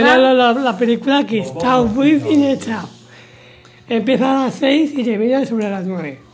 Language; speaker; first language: Spanish; native; Spanish